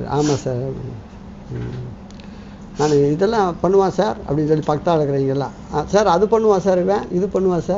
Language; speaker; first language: Tamil; native; Tamil